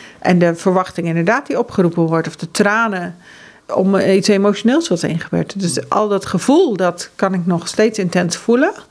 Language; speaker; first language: Dutch; early bilingual, heritage; Dutch